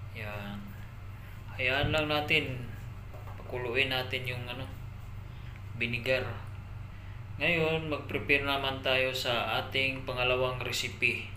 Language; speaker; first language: Filipino; non-native, local second language; Cebuano